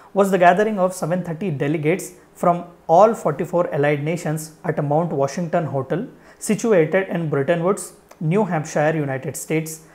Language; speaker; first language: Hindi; non-native, local second language; Telugu